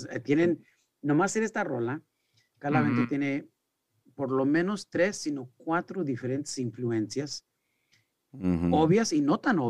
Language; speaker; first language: Spanish; early bilingual, heritage; Spanish